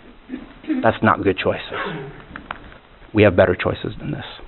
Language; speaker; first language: English; native; English